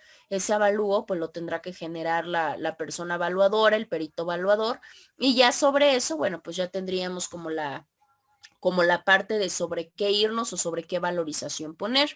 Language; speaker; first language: Spanish; native; Spanish